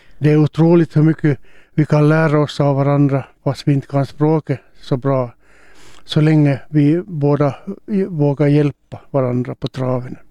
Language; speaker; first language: Swedish; native; Swedish